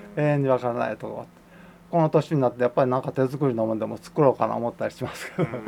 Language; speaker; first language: Japanese; native; Japanese